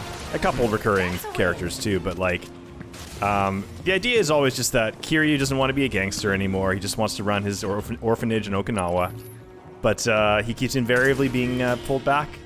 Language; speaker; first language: English; native; English